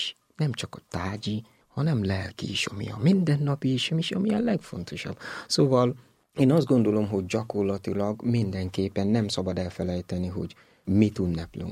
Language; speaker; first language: Hungarian; non-native, learner; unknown